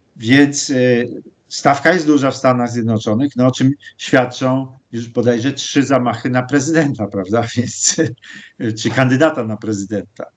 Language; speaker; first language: Polish; native; Polish